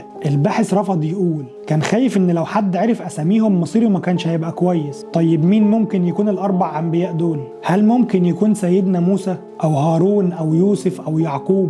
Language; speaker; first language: Arabic; native; Arabic